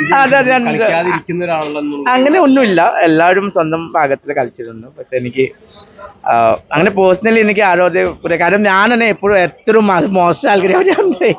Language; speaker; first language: Malayalam; non-native, fluent; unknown